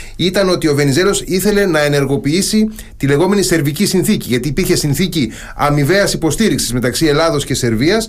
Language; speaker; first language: Greek; native; Greek